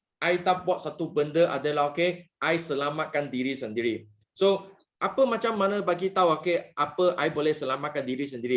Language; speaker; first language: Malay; non-native, local second language; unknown